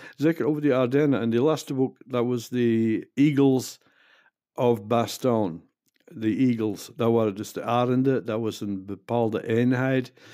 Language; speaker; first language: Dutch; non-native, fluent; English